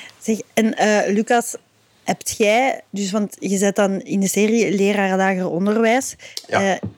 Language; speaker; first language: Dutch; native; Dutch